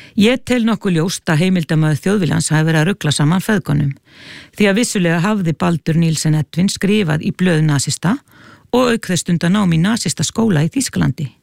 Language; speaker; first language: Icelandic; native; Icelandic